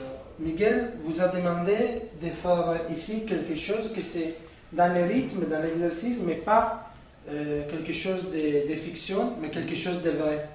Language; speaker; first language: French; non-native, fluent; Italian